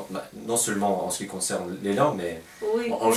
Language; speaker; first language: French; non-native, fluent; Russian